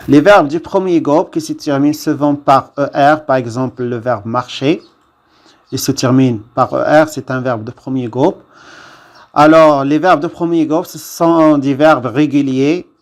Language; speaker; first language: French; non-native, local second language; Arabic